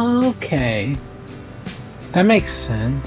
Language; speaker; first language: English; native; English